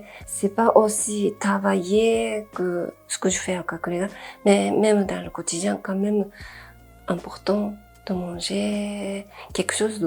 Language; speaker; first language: French; non-native, fluent; Japanese